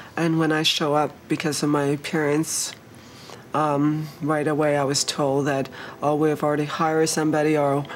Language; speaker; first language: English; early bilingual, other home language; Vietnamese